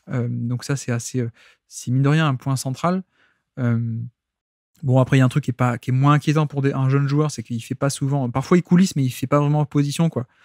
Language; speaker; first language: French; native; French